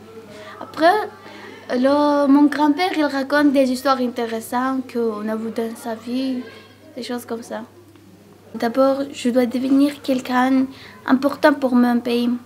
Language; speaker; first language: French; non-native, learner; Georgian